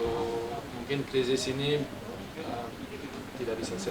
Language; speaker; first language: Indonesian; non-native, fluent; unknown